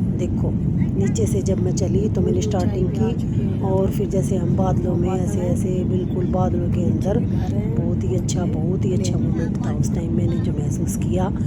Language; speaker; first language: Hindi; native; Hindi